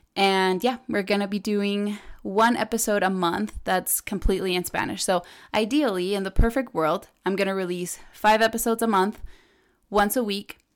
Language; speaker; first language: English; early bilingual, other home language; Spanish